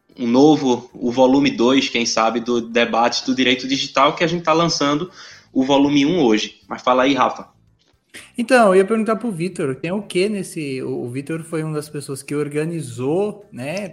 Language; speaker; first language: Portuguese; native; Portuguese